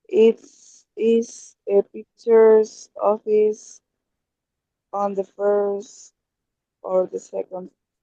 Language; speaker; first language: English; non-native, learner; Spanish